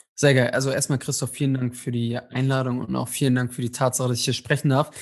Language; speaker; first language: German; early bilingual, other home language; Tigrinya